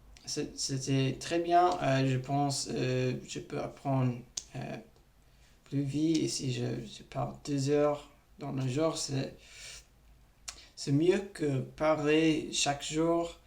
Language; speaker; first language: French; non-native, learner; English